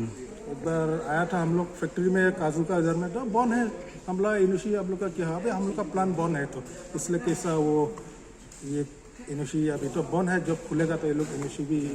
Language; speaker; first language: Hindi; non-native, local second language; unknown